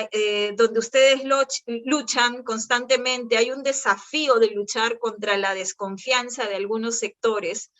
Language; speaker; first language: Spanish; native; Spanish